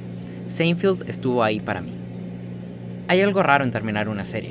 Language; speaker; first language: Spanish; native; Spanish